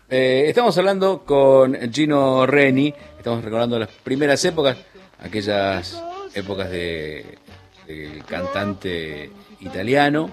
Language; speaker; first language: Spanish; native; Spanish